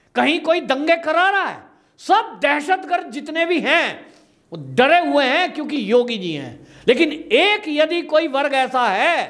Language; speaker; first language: Hindi; native; Hindi